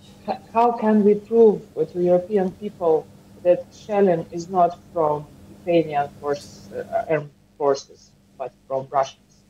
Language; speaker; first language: English; non-native, learner; Ukrainian